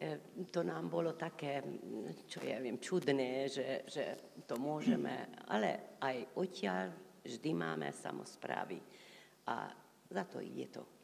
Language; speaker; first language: Slovak; non-native, local second language; Hungarian